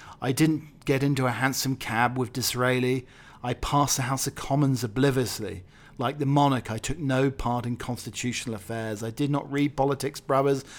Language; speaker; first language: English; native; English